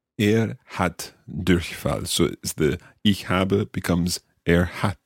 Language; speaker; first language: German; non-native, learner; English